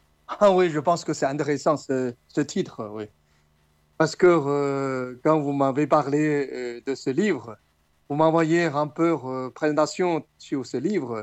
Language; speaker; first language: French; non-native, fluent; Chinese